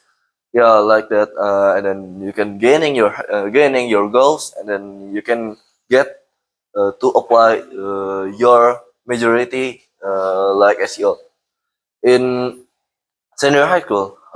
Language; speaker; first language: English; non-native, learner; Indonesian